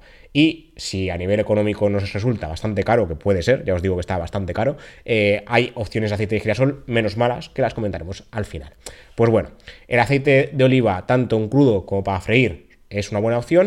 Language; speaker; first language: Spanish; native; Spanish